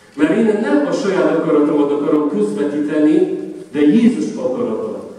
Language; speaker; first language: Hungarian; non-native, fluent; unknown